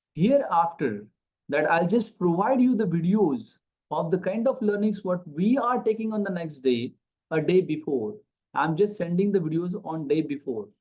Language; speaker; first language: English; non-native, local second language; Marathi